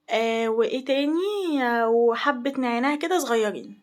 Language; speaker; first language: Arabic; native; Arabic